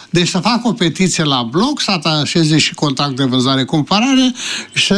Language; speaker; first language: Romanian; native; Romanian